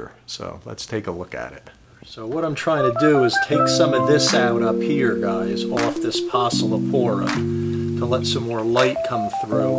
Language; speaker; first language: English; native; English